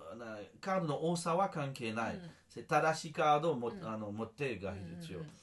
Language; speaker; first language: Japanese; non-native, learner; French